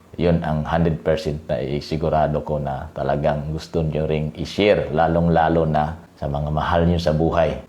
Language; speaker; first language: Filipino; non-native, local second language; Cebuano